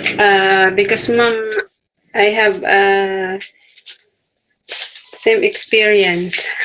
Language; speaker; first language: English; non-native, learner; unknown